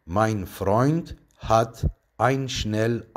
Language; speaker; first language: German; non-native, fluent; Turkish